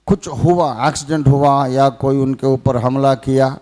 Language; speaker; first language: Hindi; non-native, local second language; Telugu